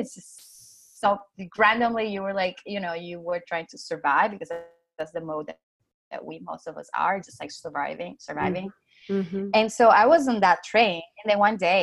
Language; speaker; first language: English; non-native, fluent; Spanish